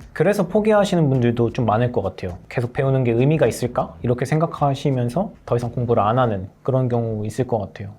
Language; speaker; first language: Korean; native; Korean